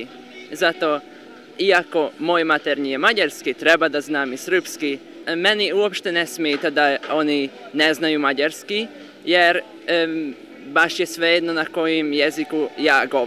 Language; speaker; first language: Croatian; non-native, local second language; Hungarian